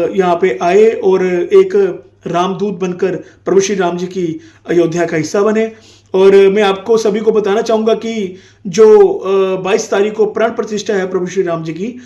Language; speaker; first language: Hindi; non-native, local second language; Punjabi